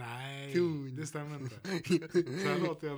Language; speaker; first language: Swedish; native; Swedish